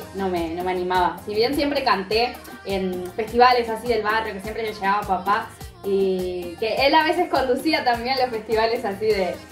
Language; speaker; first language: Spanish; native; Spanish